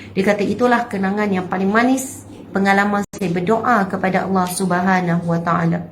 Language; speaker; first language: Malay; native; Malay